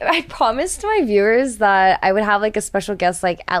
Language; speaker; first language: English; non-native, fluent; Japanese